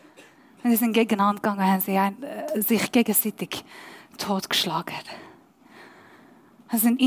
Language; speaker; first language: German; non-native, learner; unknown